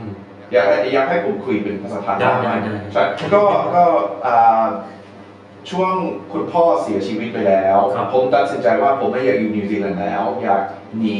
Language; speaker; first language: Thai; non-native, fluent; English